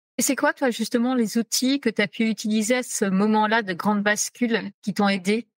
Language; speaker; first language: French; native; French